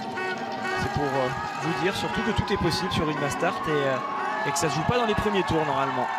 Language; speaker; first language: French; native; French